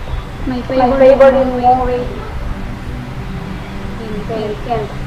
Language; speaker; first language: English; non-native, learner; Spanish